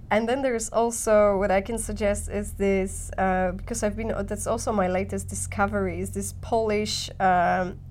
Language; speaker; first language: English; non-native, fluent; Polish